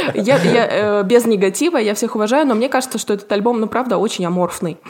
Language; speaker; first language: Russian; native; Russian